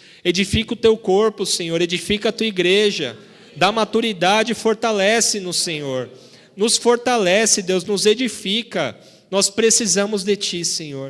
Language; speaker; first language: Portuguese; native; Portuguese